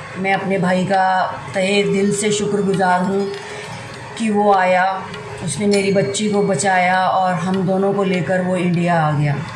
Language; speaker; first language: Hindi; native; Hindi